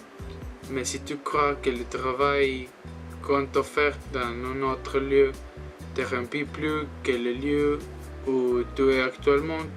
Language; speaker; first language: French; non-native, learner; Spanish